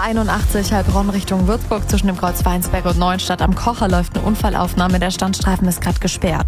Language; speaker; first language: German; native; German